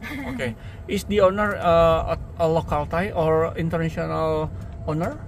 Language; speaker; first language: English; non-native, learner; Indonesian